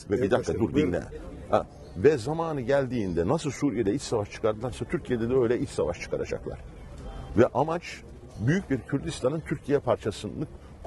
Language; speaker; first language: Turkish; native; Turkish